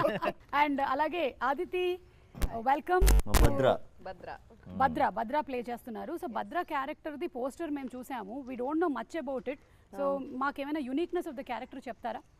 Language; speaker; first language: Telugu; native; Telugu